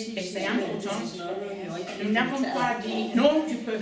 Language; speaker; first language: French; non-native, learner; English